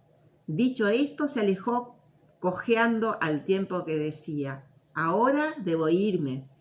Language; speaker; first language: Spanish; native; Spanish